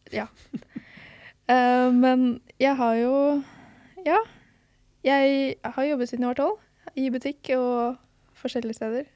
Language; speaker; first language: Norwegian; early bilingual, other home language; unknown